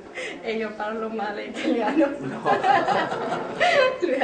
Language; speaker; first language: Italian; non-native, learner; Armenian